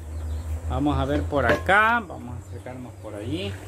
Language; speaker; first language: Spanish; native; Spanish